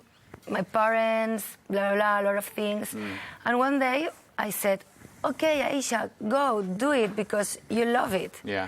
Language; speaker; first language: English; non-native, learner; Catalan